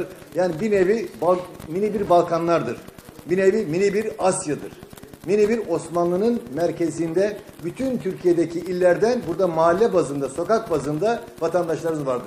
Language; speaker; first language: Turkish; native; Turkish